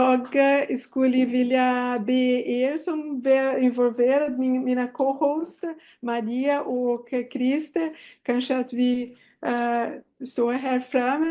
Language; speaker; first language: Swedish; non-native, fluent; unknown